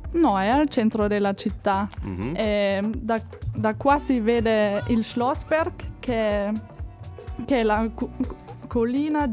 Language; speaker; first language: Italian; non-native, fluent; German